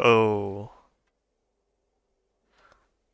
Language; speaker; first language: English; native; English